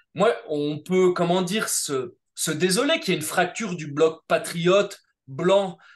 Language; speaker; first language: French; native; French